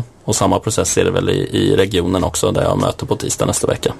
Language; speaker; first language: Swedish; native; Swedish